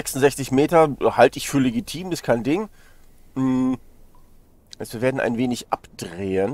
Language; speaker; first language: German; native; German